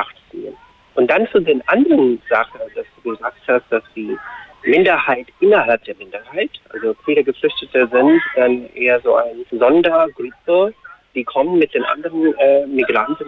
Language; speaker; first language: German; non-native, fluent; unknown